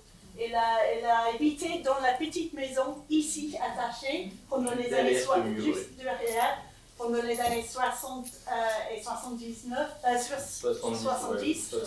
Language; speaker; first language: French; non-native, learner; English